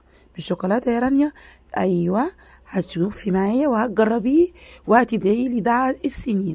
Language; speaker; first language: Arabic; native; Arabic